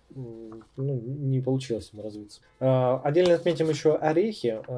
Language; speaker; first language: Russian; native; Russian